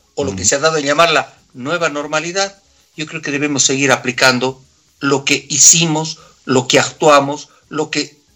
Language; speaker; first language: Spanish; native; Spanish